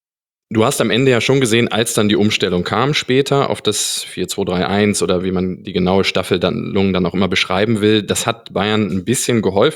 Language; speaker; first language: German; native; German